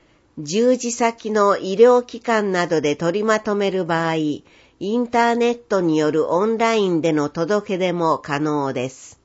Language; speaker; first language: Japanese; native; Japanese